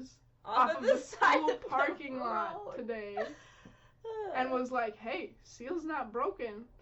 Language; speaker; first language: English; native; English